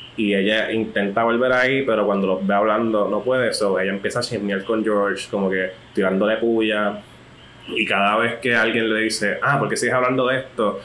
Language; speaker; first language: Spanish; native; Spanish